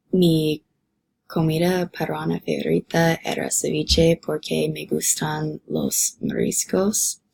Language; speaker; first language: Spanish; non-native, learner; English